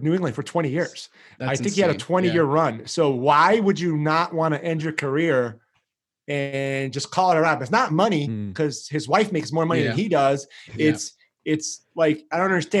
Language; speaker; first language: English; early bilingual, other home language; Greek